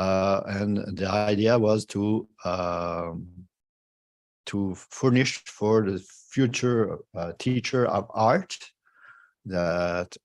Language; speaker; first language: English; non-native, fluent; French